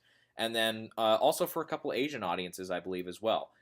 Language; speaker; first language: English; native; English